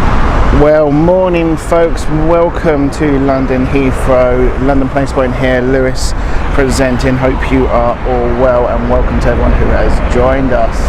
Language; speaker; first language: English; native; English